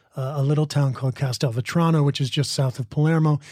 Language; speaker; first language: English; native; English